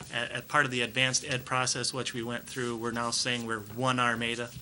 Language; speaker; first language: English; native; English